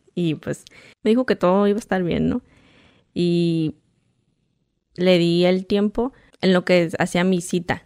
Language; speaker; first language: Spanish; native; Spanish